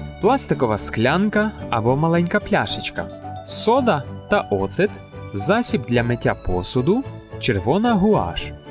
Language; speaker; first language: Ukrainian; native; Ukrainian